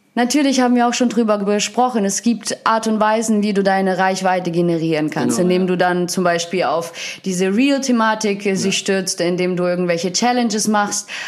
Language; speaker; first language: German; non-native, fluent; Ukrainian